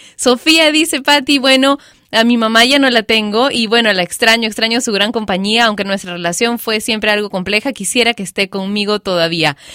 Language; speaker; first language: Spanish; native; Spanish